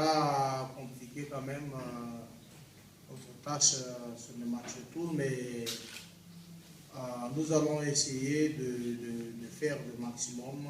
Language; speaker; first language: French; non-native, local second language; Malagasy